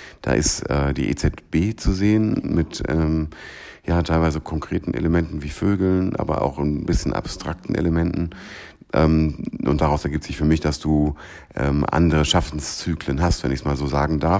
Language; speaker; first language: German; native; German